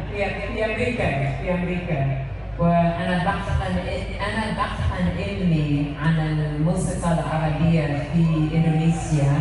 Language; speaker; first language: Arabic; non-native, fluent; English